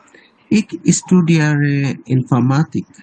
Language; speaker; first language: German; non-native, learner; Bangla